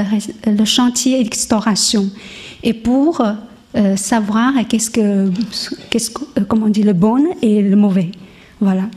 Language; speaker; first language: French; non-native, learner; Chinese